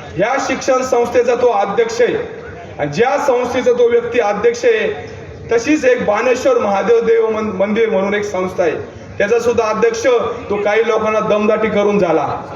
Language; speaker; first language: Marathi; native; Marathi